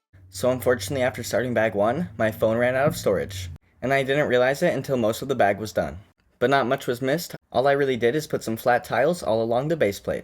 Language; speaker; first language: English; native; English